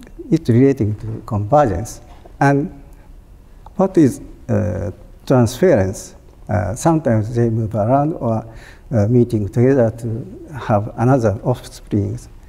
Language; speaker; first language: English; non-native, fluent; Japanese